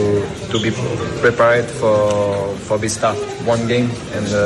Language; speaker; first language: English; non-native, learner; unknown